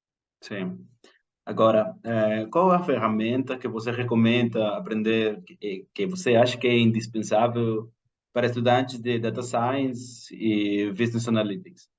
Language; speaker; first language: Portuguese; non-native, fluent; Spanish